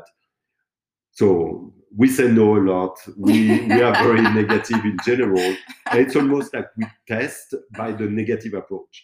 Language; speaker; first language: English; non-native, fluent; French